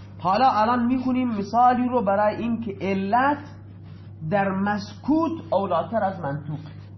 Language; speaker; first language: Persian; non-native, local second language; Baluchi